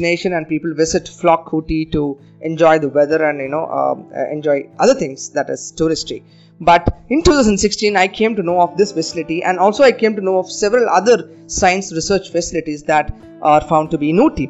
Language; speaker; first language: English; non-native, local second language; Tamil